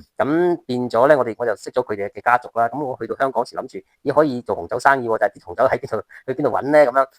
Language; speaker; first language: Cantonese; early bilingual, heritage; Cantonese